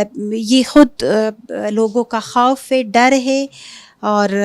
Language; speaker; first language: Hindi; non-native, fluent; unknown